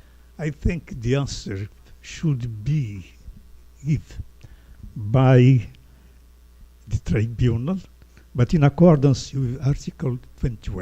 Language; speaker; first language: English; non-native, fluent; Portuguese